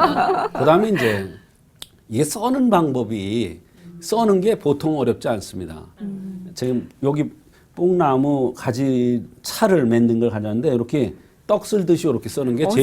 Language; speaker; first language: Korean; native; Korean